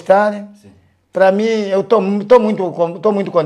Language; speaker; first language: Portuguese; non-native, local second language; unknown